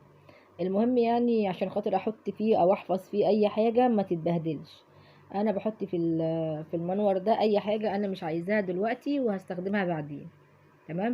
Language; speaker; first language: Arabic; native; Arabic